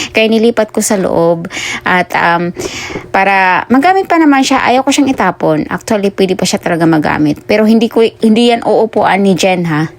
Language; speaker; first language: Filipino; non-native, local second language; Cebuano